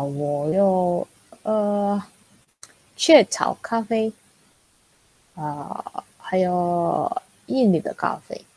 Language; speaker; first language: Chinese; non-native, learner; Indonesian